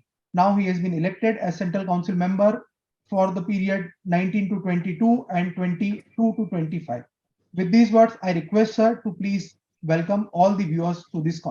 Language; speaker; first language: English; non-native, local second language; Hindi